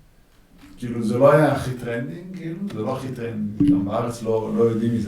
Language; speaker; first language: Hebrew; native; Hebrew